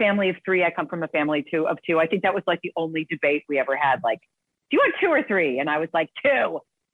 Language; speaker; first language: English; native; English